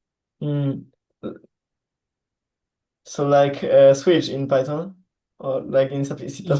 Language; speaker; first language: English; non-native, learner; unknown